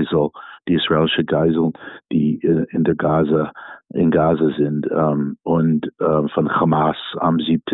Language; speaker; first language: German; non-native, fluent; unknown